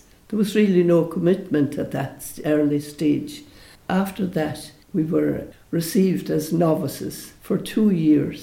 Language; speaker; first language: English; native; English